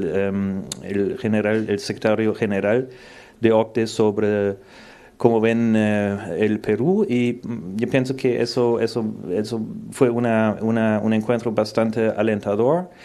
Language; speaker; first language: Spanish; non-native, fluent; German